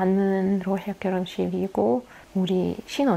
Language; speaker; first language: Korean; non-native, fluent; Russian